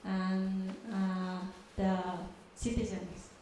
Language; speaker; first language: English; non-native, learner; Vietnamese